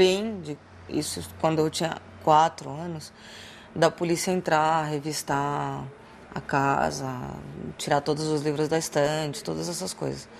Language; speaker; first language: Portuguese; early bilingual, other home language; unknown